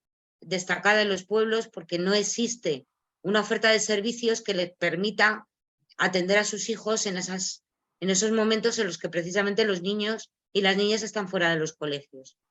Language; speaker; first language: Spanish; native; Spanish